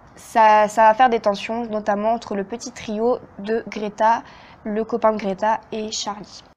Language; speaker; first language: French; native; French